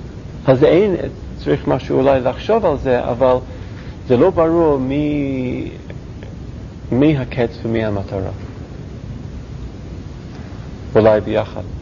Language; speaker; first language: Hebrew; non-native, learner; English